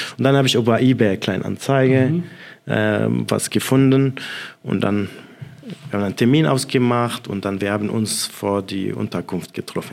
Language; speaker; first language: German; non-native, fluent; Arabic